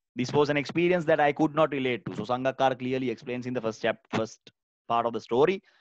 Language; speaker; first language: English; non-native, local second language; Sinhala